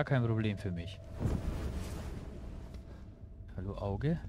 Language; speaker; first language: German; native; German